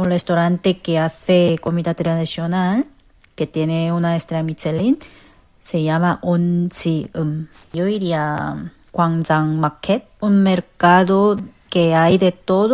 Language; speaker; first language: Spanish; non-native, fluent; Korean